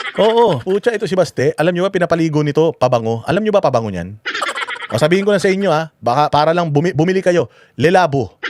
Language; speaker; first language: Filipino; native; Filipino